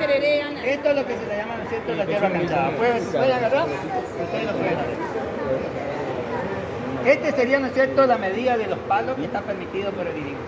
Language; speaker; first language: Spanish; native; Spanish